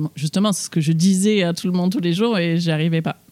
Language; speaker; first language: French; non-native, fluent; English